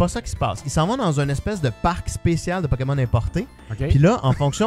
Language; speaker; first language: French; native; French